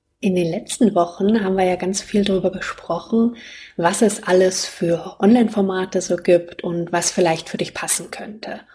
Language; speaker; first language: German; native; German